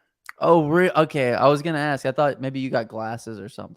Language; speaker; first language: English; native; English